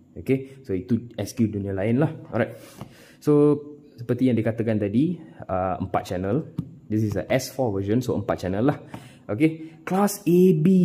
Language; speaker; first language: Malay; non-native, local second language; Tamil